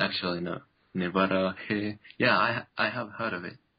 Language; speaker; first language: English; non-native, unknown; Japanese